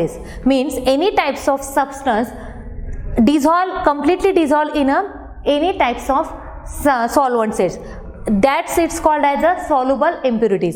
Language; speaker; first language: English; non-native, local second language; Marathi